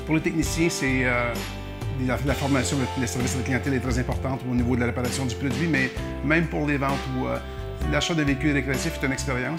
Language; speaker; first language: French; native; French